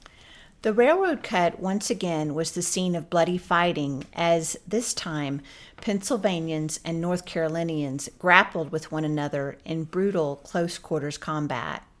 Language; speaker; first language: English; native; English